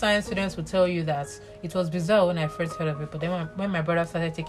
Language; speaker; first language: English; non-native, local second language; Igbo